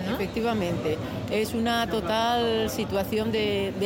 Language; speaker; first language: Spanish; native; Spanish